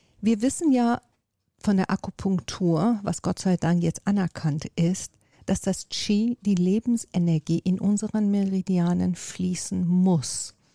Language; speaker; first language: German; non-native, fluent; Persian